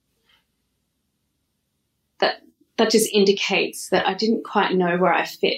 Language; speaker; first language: English; native; English